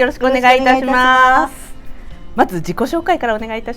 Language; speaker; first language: Japanese; native; Japanese